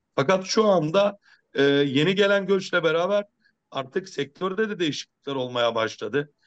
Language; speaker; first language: Turkish; native; Turkish